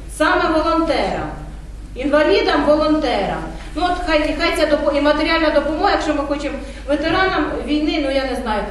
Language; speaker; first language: Ukrainian; native; Ukrainian